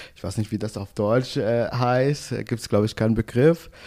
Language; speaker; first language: German; non-native, fluent; Arabic